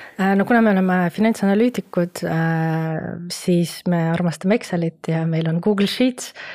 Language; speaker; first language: Estonian; non-native, local second language; Russian